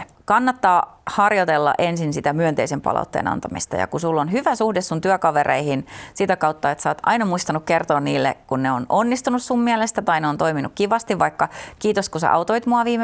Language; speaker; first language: Finnish; native; Finnish